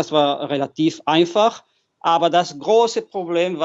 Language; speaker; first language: German; non-native, fluent; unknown